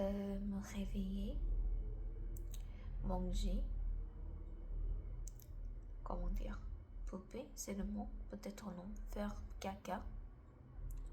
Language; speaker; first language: French; non-native, learner; Korean